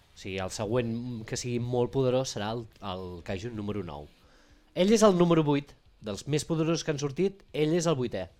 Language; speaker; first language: Catalan; native; Catalan